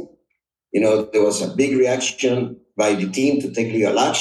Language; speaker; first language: English; non-native, fluent; Spanish